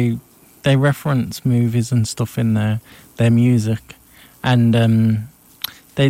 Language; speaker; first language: English; native; English